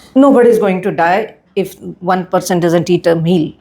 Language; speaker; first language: English; non-native, local second language; Hindi